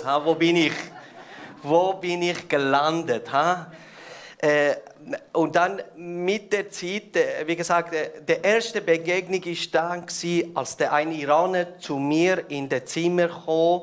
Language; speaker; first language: German; non-native, fluent; Persian